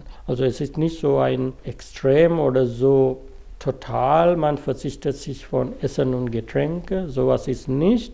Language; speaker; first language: German; non-native, fluent; Sinhala